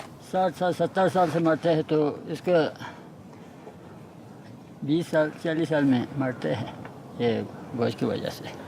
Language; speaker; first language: Hindi; non-native, local second language; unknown